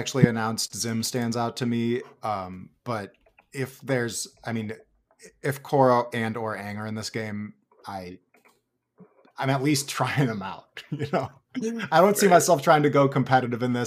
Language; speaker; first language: English; native; English